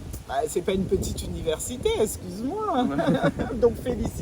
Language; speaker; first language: French; native; French